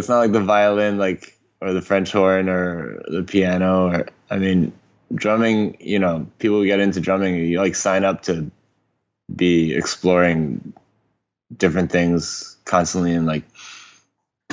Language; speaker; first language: English; non-native, local second language; Cantonese